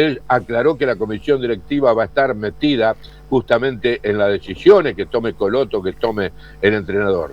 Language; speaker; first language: Spanish; native; Spanish